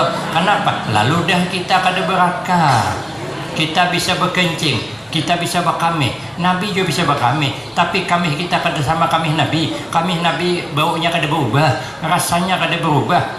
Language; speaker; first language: Indonesian; non-native, local second language; Banjar